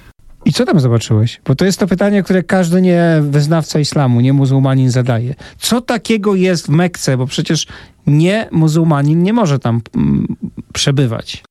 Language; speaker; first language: Polish; native; Polish